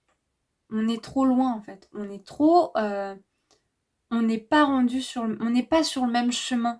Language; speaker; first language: French; native; French